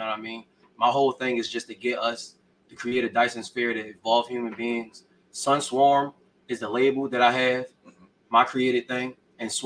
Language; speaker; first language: English; native; English